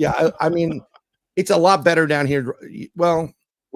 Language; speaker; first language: English; native; English